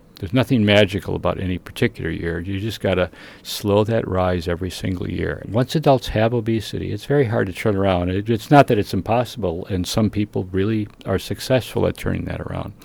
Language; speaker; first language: English; native; English